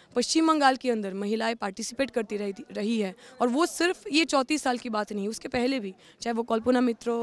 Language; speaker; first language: Hindi; non-native, local second language; Bangla